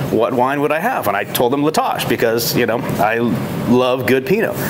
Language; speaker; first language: English; native; English